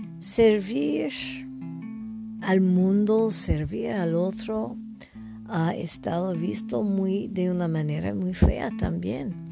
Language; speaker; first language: Spanish; non-native, learner; English